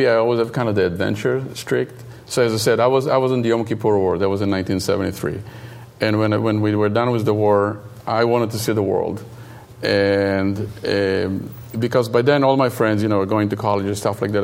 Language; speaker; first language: English; non-native, fluent; Hebrew